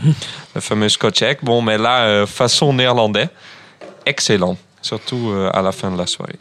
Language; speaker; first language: French; non-native, fluent; Dutch